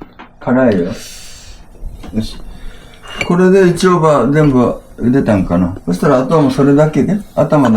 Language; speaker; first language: Japanese; native; Japanese